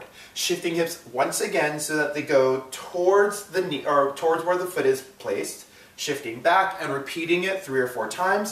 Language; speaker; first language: English; native; English